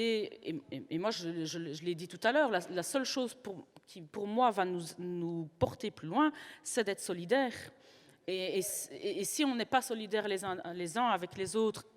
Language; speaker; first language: French; native; French